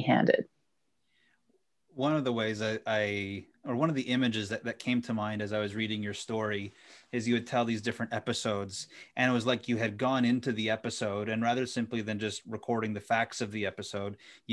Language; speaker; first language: English; native; English